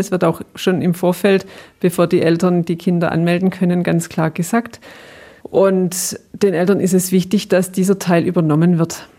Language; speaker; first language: German; native; German